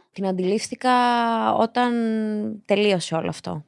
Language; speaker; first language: Greek; early bilingual, other home language; Albanian